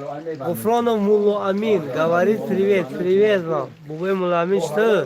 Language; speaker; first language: Russian; non-native, local second language; Tajik